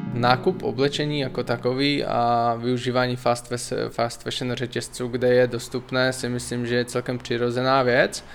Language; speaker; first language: Czech; native; Czech